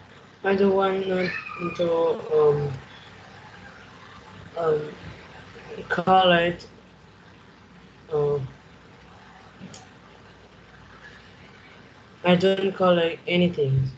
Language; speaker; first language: English; non-native, learner; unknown